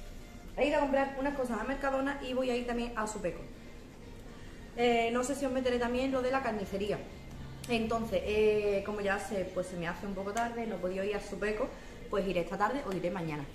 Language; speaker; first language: Spanish; native; Spanish